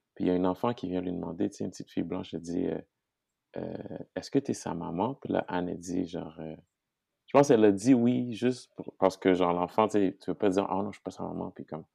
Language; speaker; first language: French; non-native, local second language; Haitian Creole